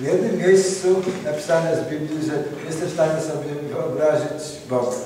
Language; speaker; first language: Polish; native; Polish